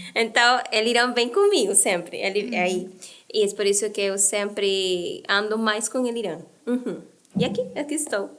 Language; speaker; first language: Portuguese; non-native, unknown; Spanish